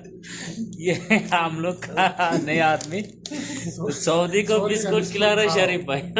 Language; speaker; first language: Hindi; non-native, local second language; Bangla